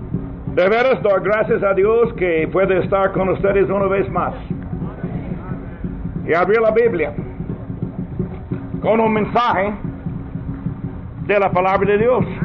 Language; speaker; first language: Spanish; non-native, learner; English